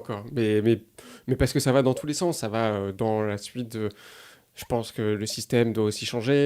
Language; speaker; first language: French; native; French